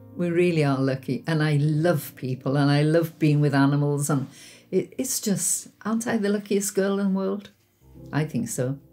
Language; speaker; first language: English; native; English